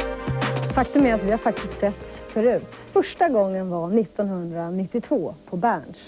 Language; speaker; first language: Swedish; native; Swedish